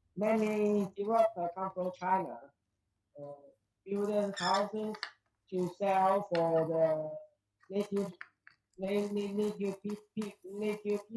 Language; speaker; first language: English; non-native, learner; Chinese